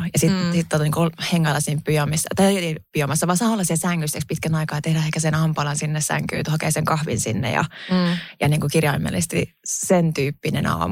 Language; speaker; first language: Finnish; native; Finnish